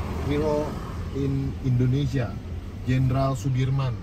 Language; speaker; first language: English; non-native, learner; Indonesian